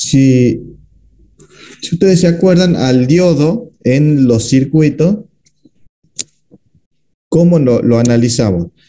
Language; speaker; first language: Spanish; native; Spanish